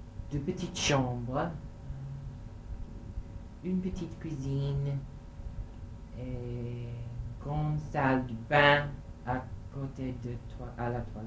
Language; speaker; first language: French; non-native, learner; English